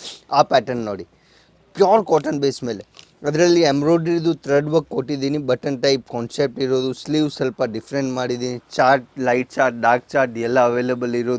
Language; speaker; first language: Kannada; non-native, local second language; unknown